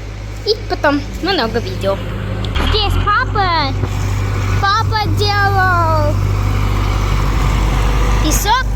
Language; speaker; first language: Russian; non-native, learner; English